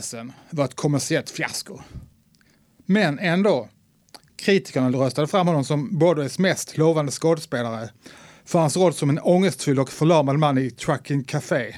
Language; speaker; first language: Swedish; native; Swedish